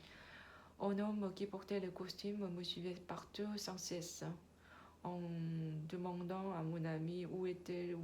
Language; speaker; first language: French; non-native, learner; Korean